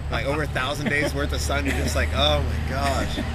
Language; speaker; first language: English; native; English